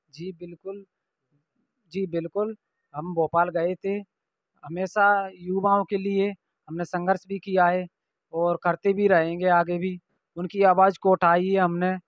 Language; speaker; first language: Hindi; native; Hindi